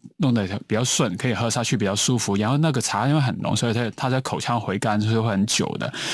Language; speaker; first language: Chinese; non-native, local second language; Cantonese